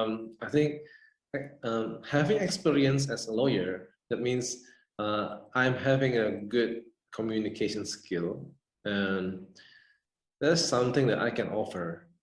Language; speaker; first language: English; non-native, fluent; Indonesian